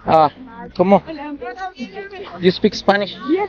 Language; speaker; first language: Spanish; native; Spanish